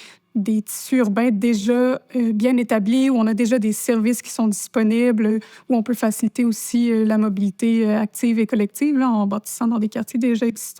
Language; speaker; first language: French; native; French